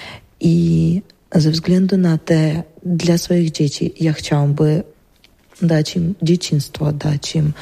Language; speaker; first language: Polish; non-native, learner; Ukrainian